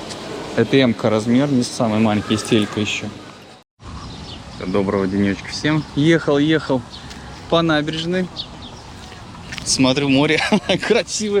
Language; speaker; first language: Russian; native; Russian